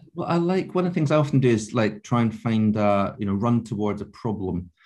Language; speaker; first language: English; native; English